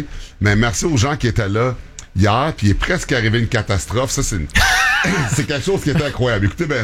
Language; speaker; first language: French; native; French